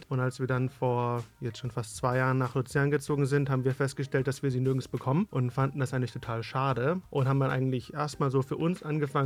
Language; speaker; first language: German; native; German